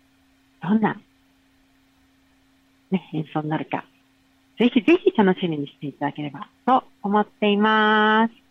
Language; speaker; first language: Japanese; native; Japanese